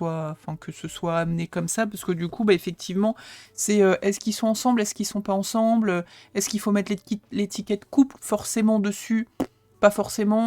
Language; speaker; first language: French; native; French